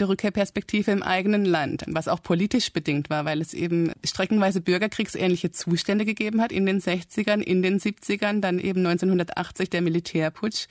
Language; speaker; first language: German; native; German